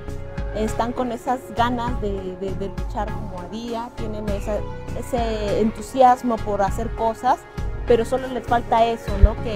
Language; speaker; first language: Spanish; native; Spanish